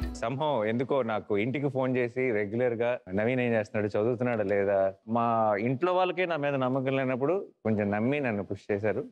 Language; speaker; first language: Telugu; native; Telugu